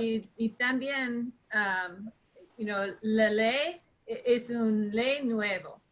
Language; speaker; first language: Spanish; non-native, fluent; English